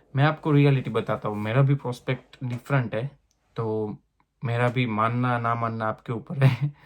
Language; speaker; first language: Hindi; non-native, local second language; Gujarati